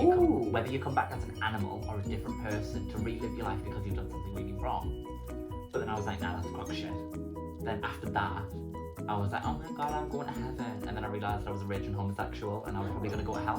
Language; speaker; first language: English; native; English